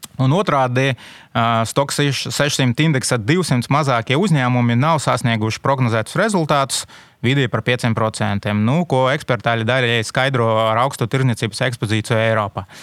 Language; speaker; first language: Latvian; non-native, local second language; Russian